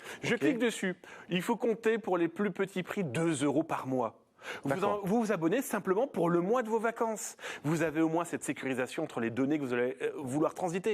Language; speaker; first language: French; native; French